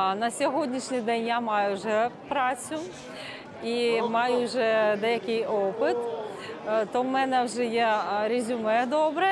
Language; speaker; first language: Ukrainian; non-native, local second language; Russian